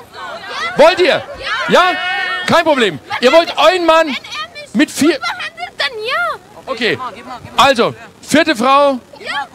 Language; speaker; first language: German; native; German